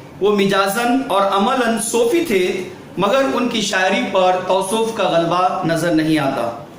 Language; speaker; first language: Urdu; native; Urdu